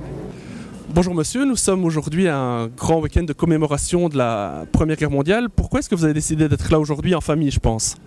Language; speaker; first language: French; native; French